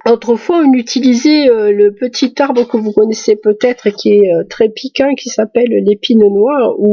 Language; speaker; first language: French; native; French